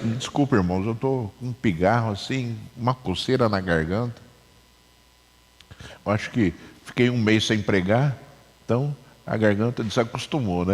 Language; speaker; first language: Portuguese; native; Portuguese